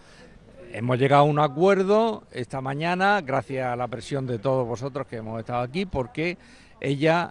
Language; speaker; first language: Spanish; native; Spanish